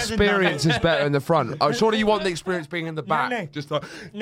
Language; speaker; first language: English; native; English